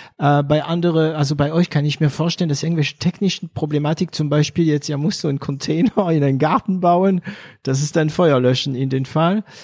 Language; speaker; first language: German; non-native, fluent; French